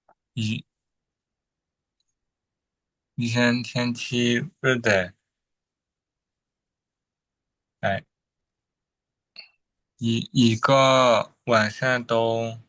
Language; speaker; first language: Chinese; non-native, learner; Burmese